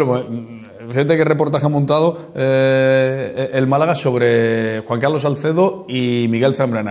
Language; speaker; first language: Spanish; native; Spanish